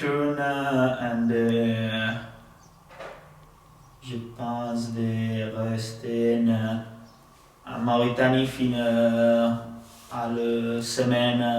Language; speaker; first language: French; non-native, learner; Italian